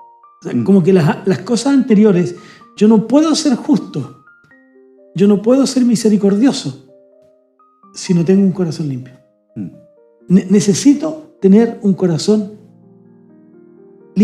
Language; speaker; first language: Spanish; native; Spanish